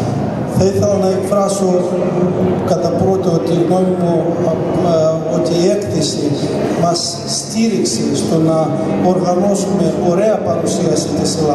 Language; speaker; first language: Greek; non-native, fluent; Bulgarian